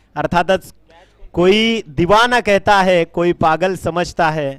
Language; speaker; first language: Hindi; non-native, local second language; Marathi